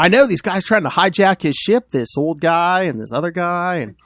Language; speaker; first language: English; native; English